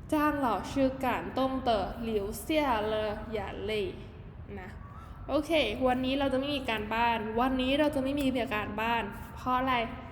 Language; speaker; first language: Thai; native; Thai